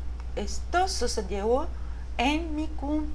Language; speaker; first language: Spanish; non-native, fluent; Portuguese